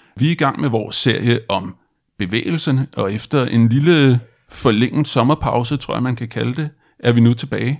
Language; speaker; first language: Danish; native; Danish